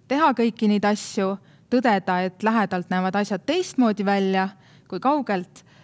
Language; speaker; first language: Estonian; native; Estonian